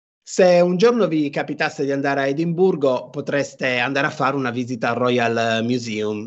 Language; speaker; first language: Italian; native; Italian